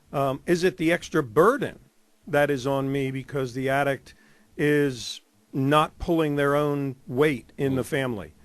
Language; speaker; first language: English; native; English